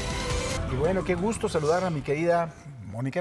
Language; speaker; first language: Spanish; native; Spanish